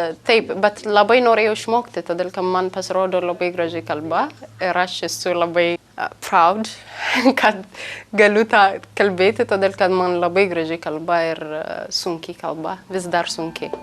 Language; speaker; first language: Lithuanian; non-native, learner; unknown